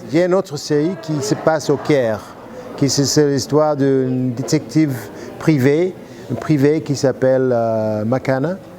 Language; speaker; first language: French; non-native, fluent; English